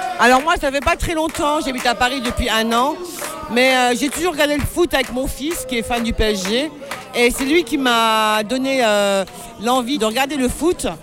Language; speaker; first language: French; non-native, local second language; Arabic